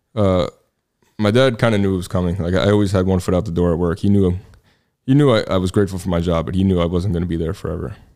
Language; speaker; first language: English; native; English